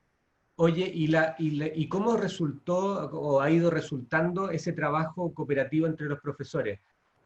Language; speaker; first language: Spanish; native; Spanish